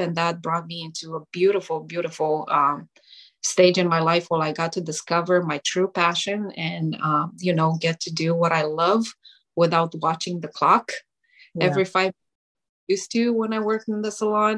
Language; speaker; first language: English; non-native, fluent; Romanian